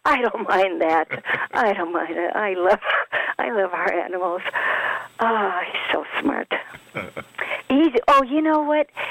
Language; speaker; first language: English; early bilingual, other home language; Swedish